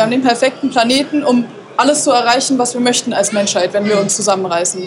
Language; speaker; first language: German; native; German